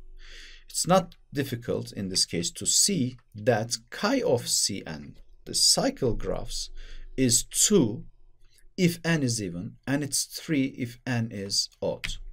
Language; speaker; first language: English; non-native, fluent; Turkish